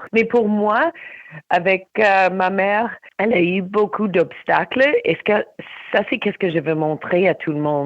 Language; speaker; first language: French; non-native, local second language; English